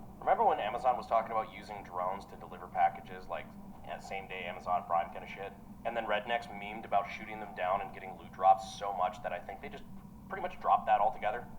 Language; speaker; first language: English; native; English